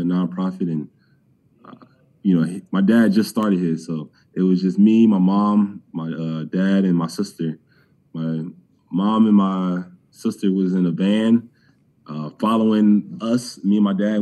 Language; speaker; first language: English; native; English